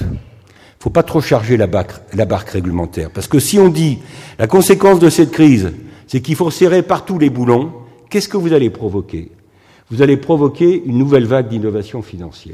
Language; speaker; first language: French; native; French